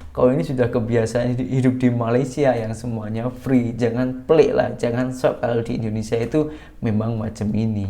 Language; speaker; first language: Indonesian; native; Indonesian